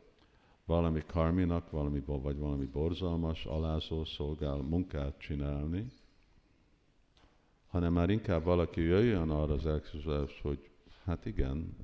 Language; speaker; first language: Hungarian; early bilingual, heritage; Hungarian